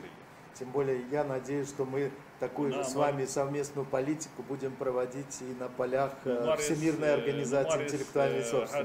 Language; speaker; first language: Russian; native; Russian